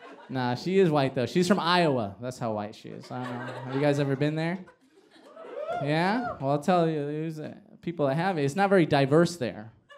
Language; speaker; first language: English; early bilingual, other home language; Spanish